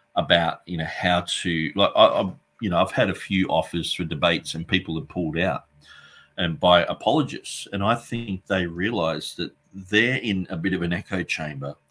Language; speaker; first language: English; native; English